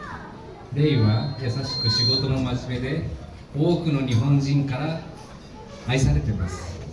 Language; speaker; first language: Japanese; non-native, learner; Filipino